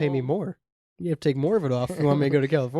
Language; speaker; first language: English; native; English